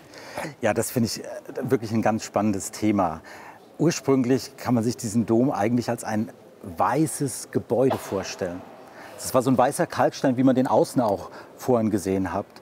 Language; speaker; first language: German; native; German